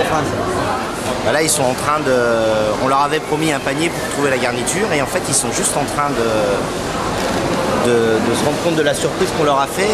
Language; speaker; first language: French; native; French